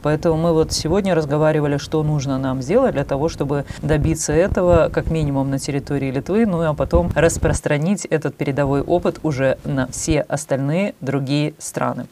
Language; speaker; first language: Russian; native; Russian